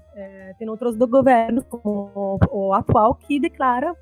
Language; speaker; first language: Portuguese; non-native, fluent; Italian